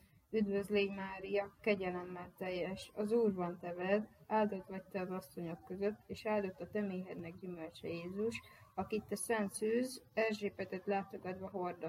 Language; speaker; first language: Hungarian; native; Hungarian